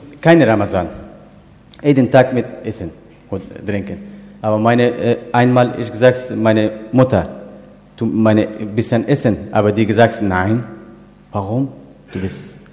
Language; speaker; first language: German; non-native, learner; Persian